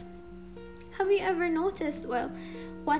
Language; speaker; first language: English; non-native, local second language; Filipino